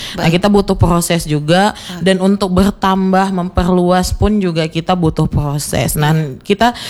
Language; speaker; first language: Indonesian; native; Indonesian